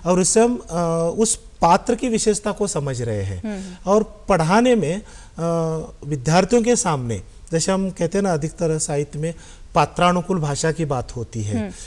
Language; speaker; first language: Hindi; non-native, local second language; Kannada